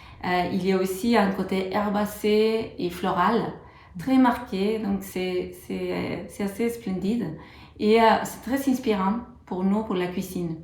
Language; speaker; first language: French; non-native, fluent; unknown